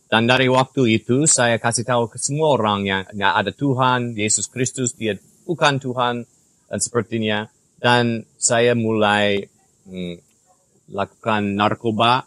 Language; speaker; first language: Indonesian; non-native, fluent; English